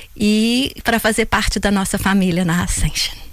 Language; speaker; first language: Portuguese; native; Portuguese